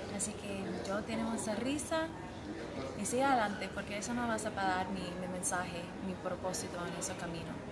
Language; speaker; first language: Spanish; early bilingual, heritage; English